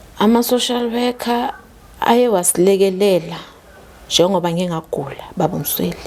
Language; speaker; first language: Zulu; native; Zulu